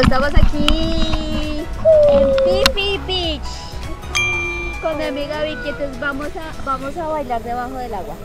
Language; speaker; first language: Spanish; native; Spanish